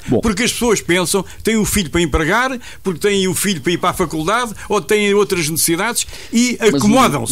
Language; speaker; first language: Portuguese; native; Portuguese